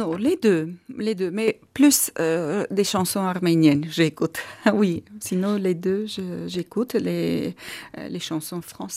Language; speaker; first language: French; non-native, fluent; Armenian